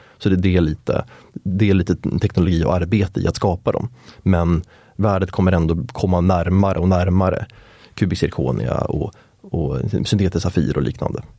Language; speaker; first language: Swedish; native; Swedish